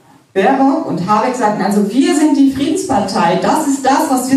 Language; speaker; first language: German; native; German